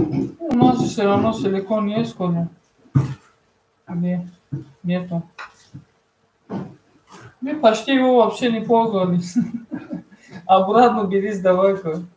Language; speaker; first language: Russian; non-native, fluent; Tajik